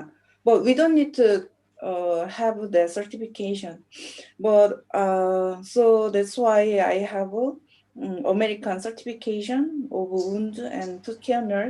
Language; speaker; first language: English; non-native, learner; Korean